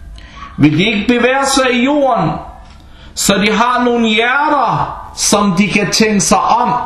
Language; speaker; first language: Danish; early bilingual, other home language; Arabic